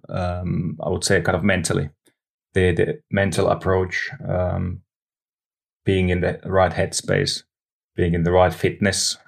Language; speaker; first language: English; non-native, fluent; Finnish